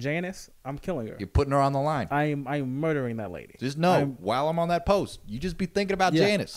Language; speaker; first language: English; native; English